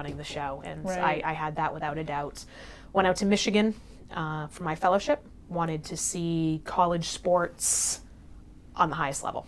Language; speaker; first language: English; native; English